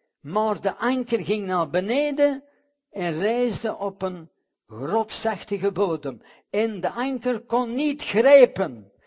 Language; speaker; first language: Dutch; non-native, fluent; English